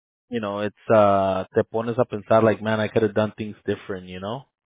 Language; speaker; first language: English; early bilingual, other home language; Spanish